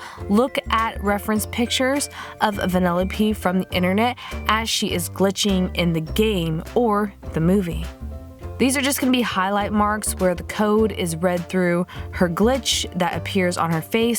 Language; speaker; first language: English; native; English